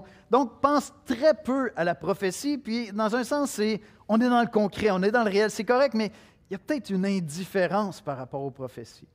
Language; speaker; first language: French; native; French